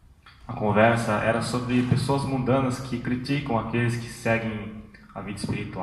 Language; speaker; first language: Portuguese; native; Portuguese